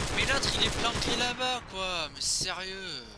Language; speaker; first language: French; native; French